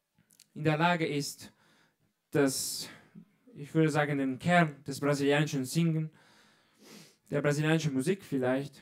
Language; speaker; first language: German; non-native, fluent; Italian